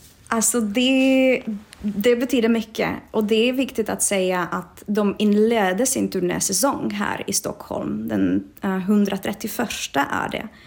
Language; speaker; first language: Swedish; non-native, fluent; Czech